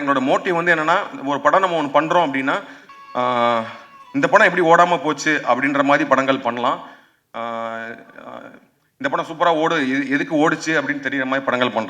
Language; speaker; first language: Tamil; native; Tamil